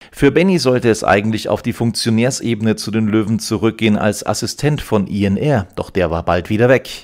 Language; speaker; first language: German; native; German